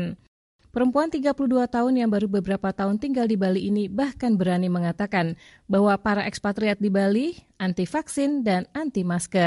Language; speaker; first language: Indonesian; native; Indonesian